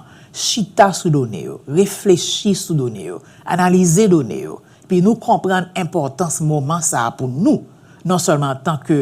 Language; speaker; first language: Haitian Creole; early bilingual, heritage; Haitian Creole